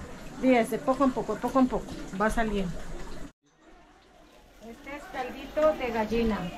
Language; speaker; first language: Spanish; native; Spanish